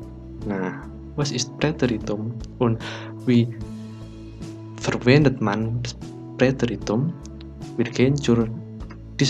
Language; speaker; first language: German; non-native, learner; Indonesian